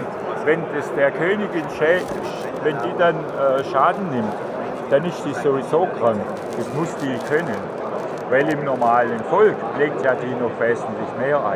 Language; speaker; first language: German; native; German